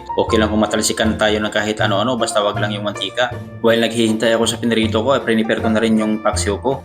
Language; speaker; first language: Filipino; non-native, local second language; Cebuano